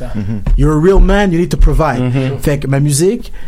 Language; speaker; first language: French; native; French